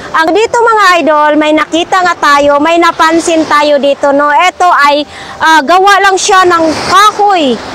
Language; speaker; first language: Filipino; non-native, local second language; Masbatenyo